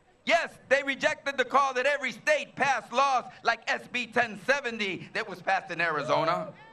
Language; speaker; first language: English; early bilingual, other home language; Spanish